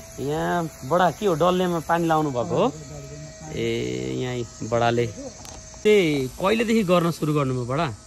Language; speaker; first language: Nepali; native; Nepali